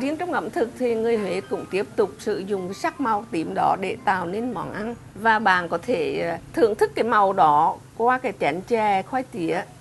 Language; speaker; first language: Vietnamese; native; Vietnamese